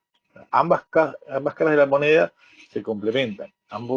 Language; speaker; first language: Spanish; native; Spanish